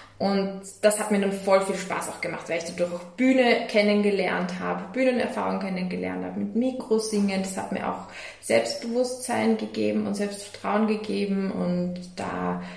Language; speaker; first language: German; native; German